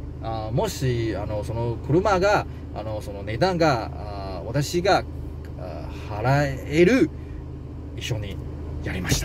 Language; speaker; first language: Japanese; non-native, learner; Chinese